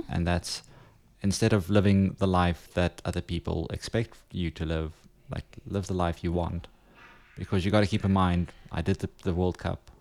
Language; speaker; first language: English; non-native, local second language; Afrikaans